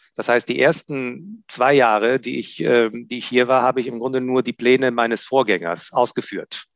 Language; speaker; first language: German; non-native, fluent; Hebrew